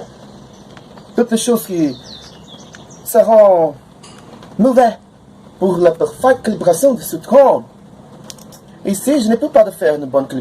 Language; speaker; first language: French; non-native, learner; Portuguese